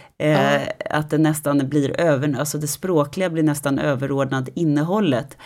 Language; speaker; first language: Swedish; native; Swedish